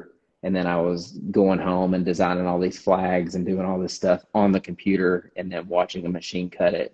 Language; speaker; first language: English; native; English